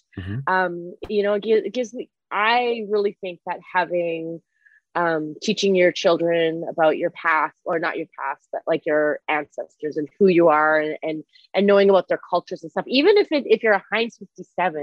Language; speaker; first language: English; non-native, fluent; Chinese